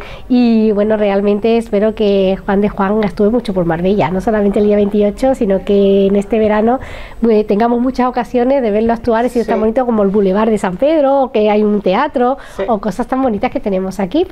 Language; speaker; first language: Spanish; native; Spanish